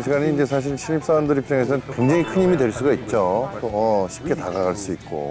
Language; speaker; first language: Korean; native; Korean